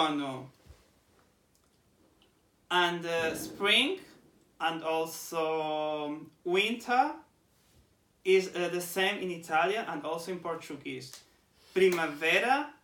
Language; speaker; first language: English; non-native, fluent; Portuguese